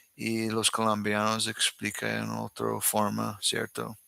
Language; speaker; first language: Spanish; non-native, learner; English